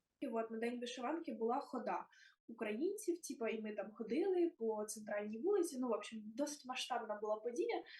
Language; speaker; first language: Ukrainian; native; Ukrainian